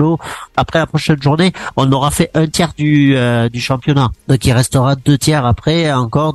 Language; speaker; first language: French; native; French